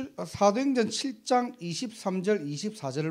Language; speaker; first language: Korean; native; Korean